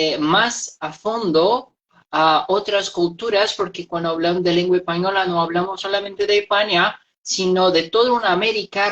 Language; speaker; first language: Spanish; non-native, fluent; Portuguese